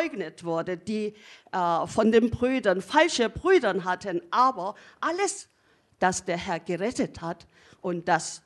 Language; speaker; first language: German; non-native, learner; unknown